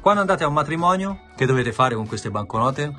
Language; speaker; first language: Italian; native; Italian